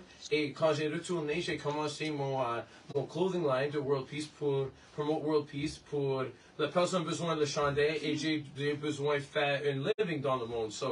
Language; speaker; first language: French; non-native, learner; English